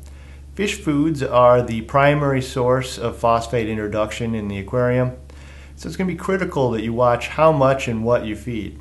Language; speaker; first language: English; native; English